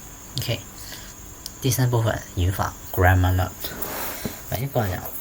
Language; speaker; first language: Chinese; non-native, fluent; Hmong